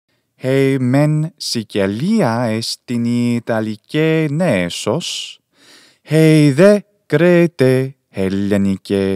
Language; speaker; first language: Greek; non-native, fluent; English